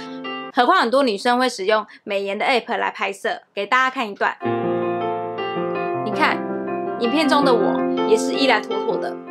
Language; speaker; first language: Chinese; native; Chinese